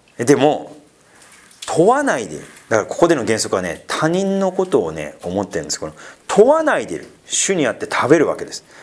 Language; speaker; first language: Japanese; native; Japanese